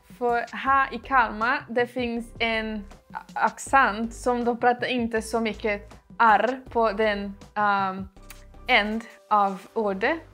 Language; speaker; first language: Swedish; non-native, learner; Portuguese